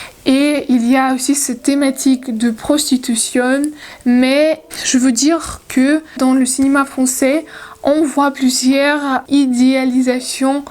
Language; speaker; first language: French; non-native, learner; Russian